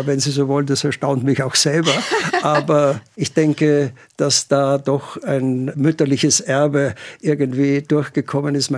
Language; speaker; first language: German; native; German